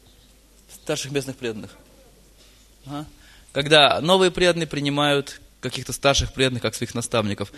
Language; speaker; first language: Russian; native; Russian